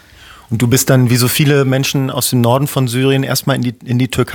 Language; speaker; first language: German; native; German